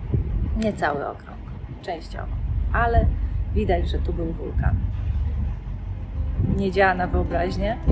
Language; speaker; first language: Polish; native; Polish